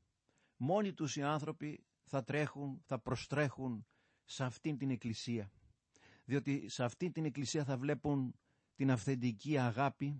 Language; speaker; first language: Greek; native; Greek